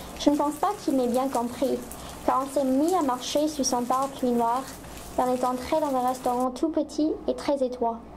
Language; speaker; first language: French; non-native, fluent; English